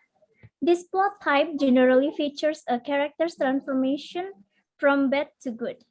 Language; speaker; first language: English; non-native, learner; Indonesian